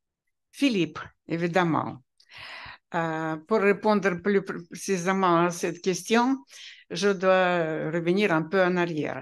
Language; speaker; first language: French; non-native, fluent; Russian